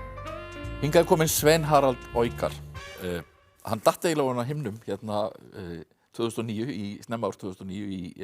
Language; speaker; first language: Icelandic; native; Icelandic